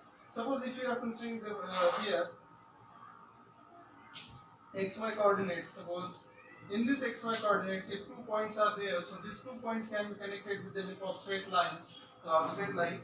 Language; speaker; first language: English; non-native, local second language; Marathi